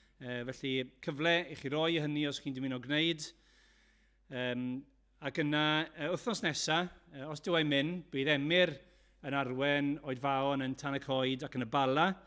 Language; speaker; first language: Welsh; native; Welsh